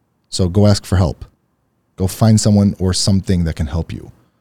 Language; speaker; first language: English; early bilingual, other home language; Chinese